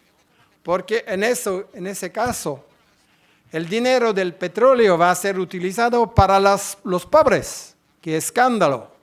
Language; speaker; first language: Spanish; non-native, fluent; French